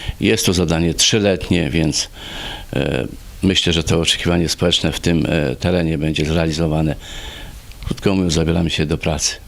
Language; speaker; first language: Polish; native; Polish